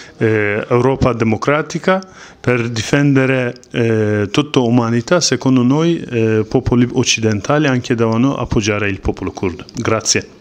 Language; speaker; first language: Italian; non-native, learner; Kurdish